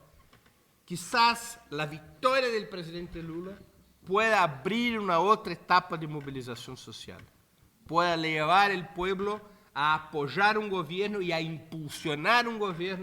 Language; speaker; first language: Spanish; non-native, fluent; Portuguese